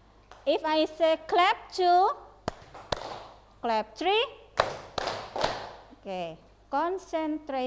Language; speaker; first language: English; non-native, fluent; Indonesian